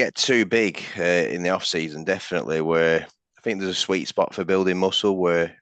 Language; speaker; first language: English; native; English